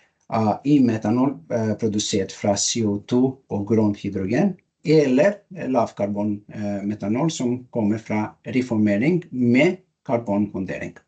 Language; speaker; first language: Norwegian; non-native, learner; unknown